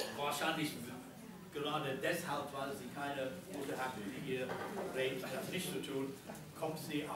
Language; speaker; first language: German; non-native, fluent; English